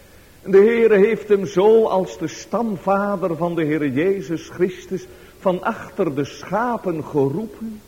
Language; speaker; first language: Dutch; native; Dutch